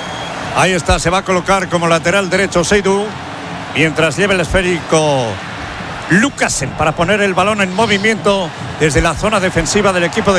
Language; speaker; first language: Spanish; native; Spanish